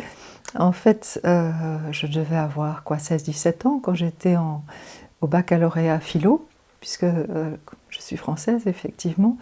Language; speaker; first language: French; native; French